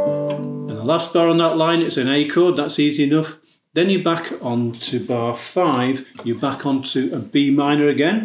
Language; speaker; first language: English; native; English